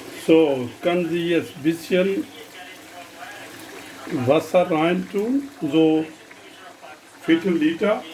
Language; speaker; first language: German; non-native, learner; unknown